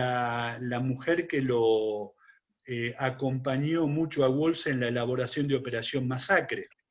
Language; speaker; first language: Spanish; native; Spanish